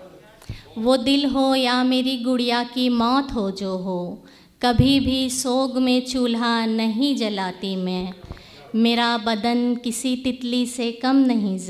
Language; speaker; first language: Hindi; native; Hindi